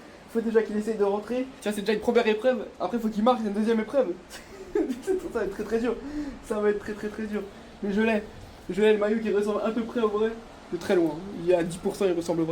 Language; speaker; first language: French; native; French